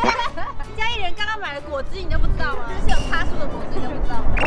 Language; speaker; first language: Chinese; native; Chinese